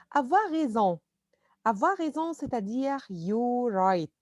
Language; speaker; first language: French; non-native, fluent; Arabic